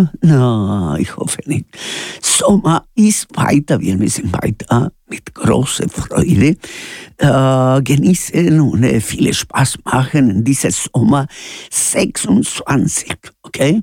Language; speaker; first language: German; non-native, learner; Spanish